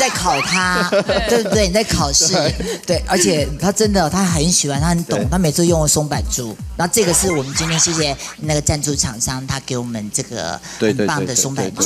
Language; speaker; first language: Chinese; native; Chinese